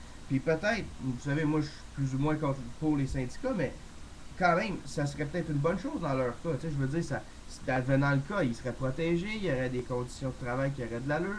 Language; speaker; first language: French; native; French